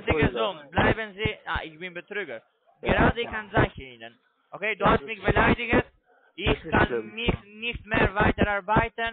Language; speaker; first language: German; non-native, learner; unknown